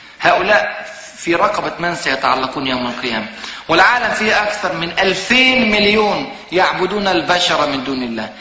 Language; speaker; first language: Arabic; native; Arabic